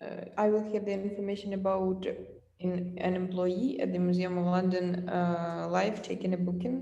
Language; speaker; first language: English; non-native, fluent; Russian